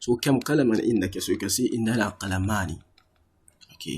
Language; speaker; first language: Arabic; non-native, fluent; English